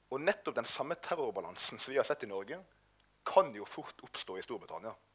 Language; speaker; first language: Norwegian; native; Norwegian